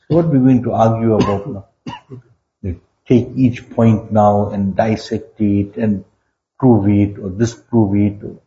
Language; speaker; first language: English; native; English